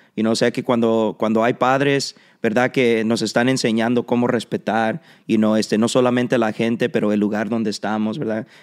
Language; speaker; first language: Spanish; early bilingual, heritage; Spanish